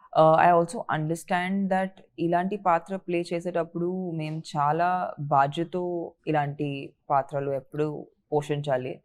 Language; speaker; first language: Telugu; non-native, fluent; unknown